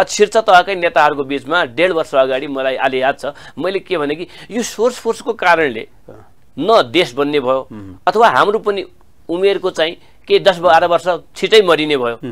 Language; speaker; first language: Nepali; native; Nepali